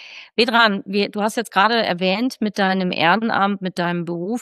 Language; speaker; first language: German; native; German